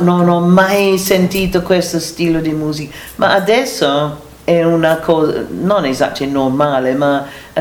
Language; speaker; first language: Italian; non-native, learner; English